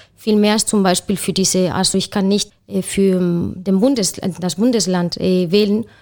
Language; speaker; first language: German; non-native, fluent; Spanish